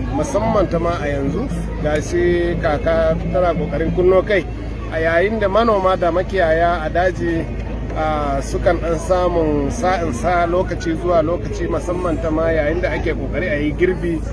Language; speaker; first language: Hausa; non-native, local second language; Fula